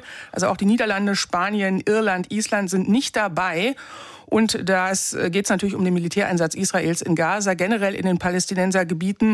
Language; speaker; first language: German; native; German